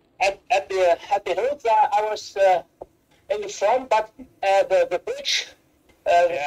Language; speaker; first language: English; non-native, learner; German